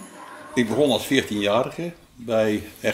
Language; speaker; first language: Dutch; native; Dutch